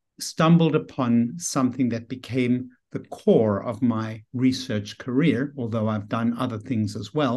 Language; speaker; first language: English; native; English